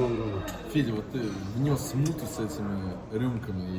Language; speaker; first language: Russian; native; Russian